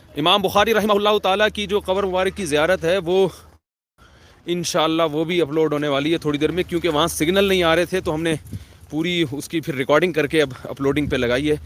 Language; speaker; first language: Urdu; native; Urdu